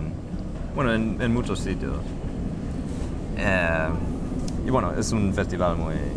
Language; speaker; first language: Spanish; non-native, fluent; English